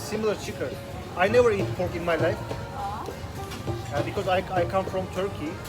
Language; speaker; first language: English; non-native, learner; Turkish